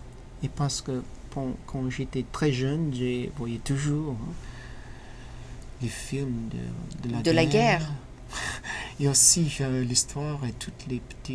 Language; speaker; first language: French; non-native, learner; English